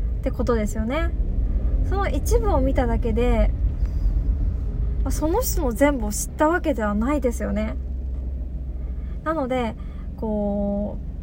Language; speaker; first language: Japanese; native; Japanese